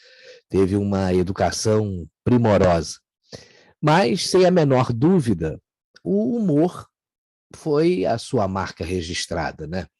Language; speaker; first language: Portuguese; native; Portuguese